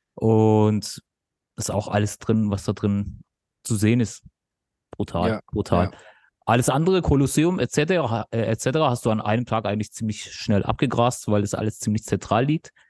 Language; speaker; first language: German; early bilingual, other home language; Turkish